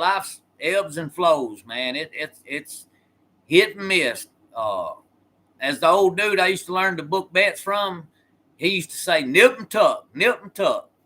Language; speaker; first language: English; native; English